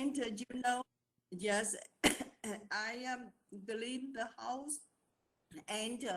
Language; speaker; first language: English; non-native, learner; Vietnamese